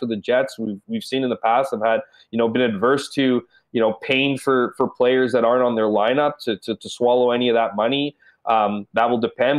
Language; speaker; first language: English; native; English